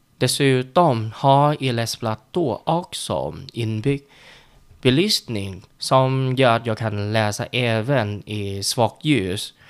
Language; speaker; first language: Swedish; non-native, learner; Vietnamese